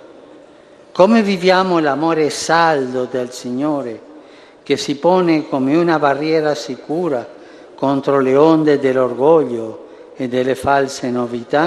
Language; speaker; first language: Italian; non-native, fluent; Spanish